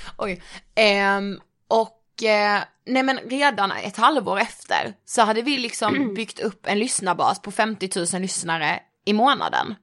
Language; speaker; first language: Swedish; native; Swedish